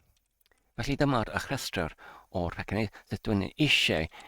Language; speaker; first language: Welsh; non-native, fluent; English